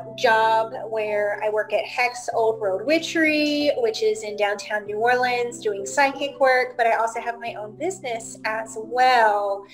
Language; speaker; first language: English; native; English